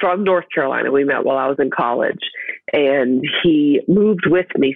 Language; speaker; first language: English; native; English